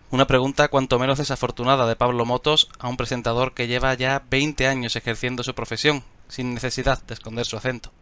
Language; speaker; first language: Spanish; native; Spanish